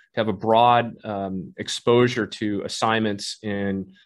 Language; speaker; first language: English; native; English